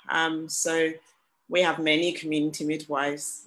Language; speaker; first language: English; non-native, local second language; Shona